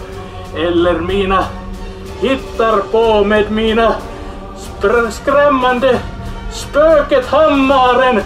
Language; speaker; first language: Swedish; non-native, local second language; Finnish